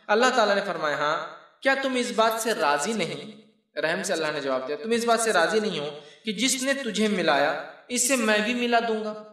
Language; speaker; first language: Urdu; native; Urdu